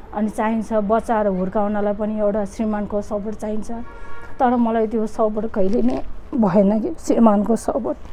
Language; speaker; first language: Nepali; native; Nepali